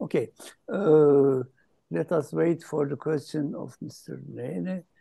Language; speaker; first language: English; non-native, fluent; Turkish